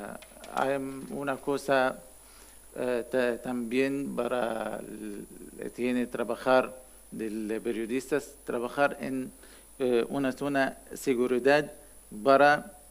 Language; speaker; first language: Spanish; non-native, learner; Arabic